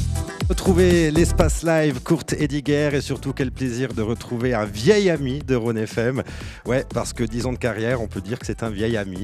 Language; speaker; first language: French; native; French